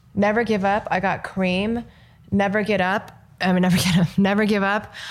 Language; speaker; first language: English; early bilingual, other home language; Chinese